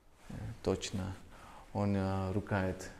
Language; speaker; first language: Russian; non-native, fluent; Greek